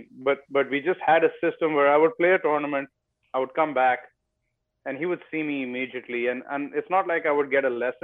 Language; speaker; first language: English; non-native, local second language; Bangla